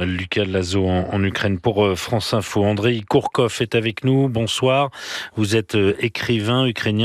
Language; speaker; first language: French; native; French